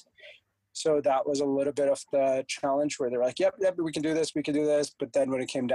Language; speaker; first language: English; non-native, local second language; Punjabi